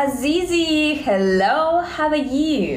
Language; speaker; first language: English; non-native, learner; Russian